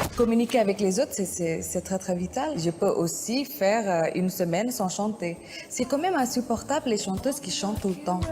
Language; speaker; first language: French; non-native, fluent; Indonesian